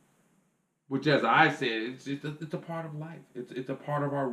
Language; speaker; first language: English; native; English